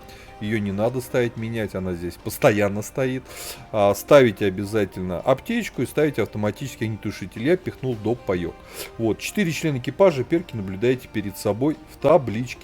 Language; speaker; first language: Russian; native; Russian